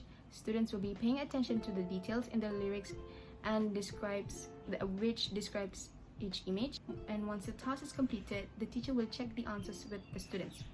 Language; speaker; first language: English; non-native, local second language; Malay